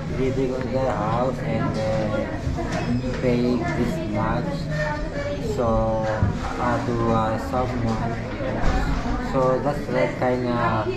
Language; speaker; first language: English; non-native, local second language; Filipino